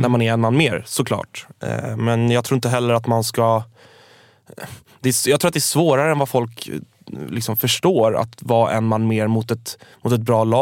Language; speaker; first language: Swedish; native; Swedish